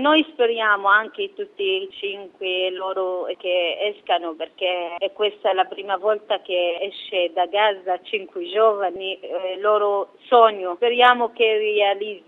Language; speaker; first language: Italian; non-native, fluent; Arabic